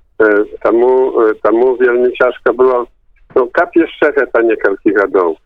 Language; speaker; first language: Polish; non-native, local second language; Belarusian